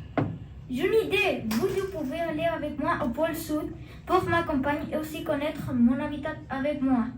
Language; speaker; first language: French; non-native, learner; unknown